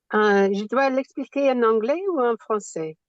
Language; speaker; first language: French; non-native, learner; English